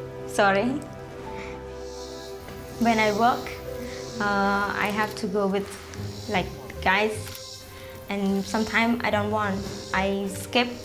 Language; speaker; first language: English; non-native, learner; Khmer